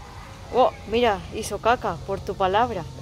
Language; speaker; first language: Spanish; native; Spanish